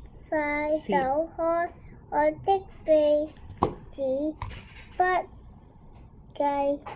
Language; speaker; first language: Chinese; non-native, local second language; Cantonese